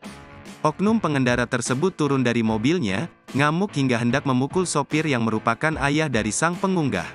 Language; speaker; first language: Indonesian; native; Indonesian